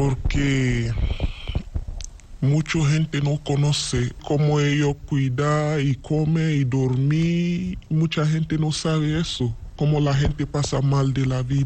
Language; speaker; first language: Spanish; non-native, learner; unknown